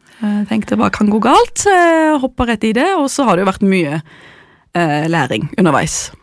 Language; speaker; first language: Norwegian; non-native, fluent; German